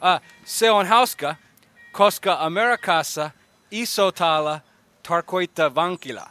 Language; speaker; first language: Finnish; non-native, learner; English